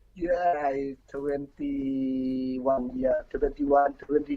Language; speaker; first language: English; non-native, learner; Thai